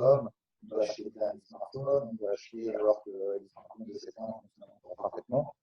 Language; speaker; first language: French; native; French